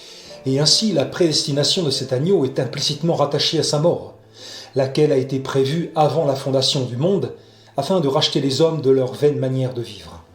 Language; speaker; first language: French; native; French